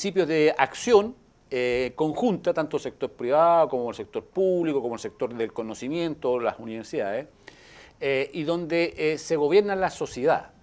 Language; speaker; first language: Spanish; native; Spanish